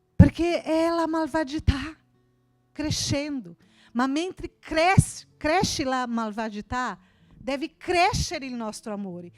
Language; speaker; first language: Italian; non-native, fluent; Portuguese